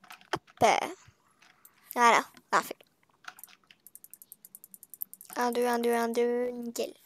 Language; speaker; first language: French; native; French